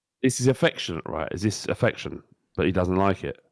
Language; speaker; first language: English; native; English